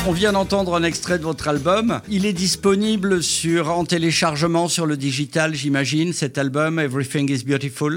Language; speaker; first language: French; native; French